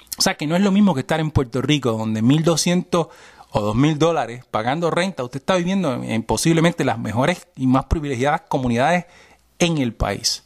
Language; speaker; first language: Spanish; early bilingual, heritage; Spanish